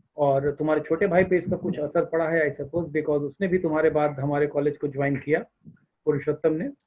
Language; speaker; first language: Hindi; native; Hindi